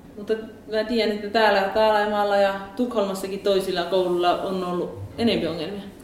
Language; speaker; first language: Finnish; early bilingual, heritage; Finnish